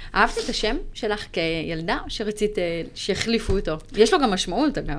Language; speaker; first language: Hebrew; native; Hebrew